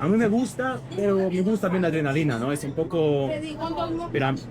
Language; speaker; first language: Spanish; non-native, fluent; Russian